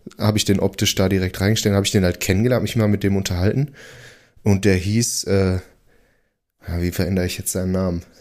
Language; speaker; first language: German; early bilingual, other home language; Portuguese